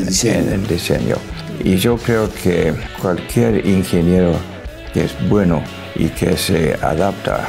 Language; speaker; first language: Spanish; non-native, local second language; English